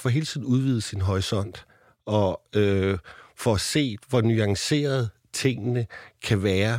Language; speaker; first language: Danish; native; Danish